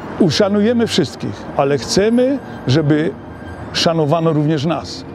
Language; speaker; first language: Polish; native; Polish